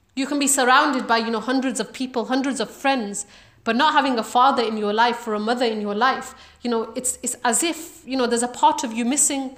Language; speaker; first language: English; native; English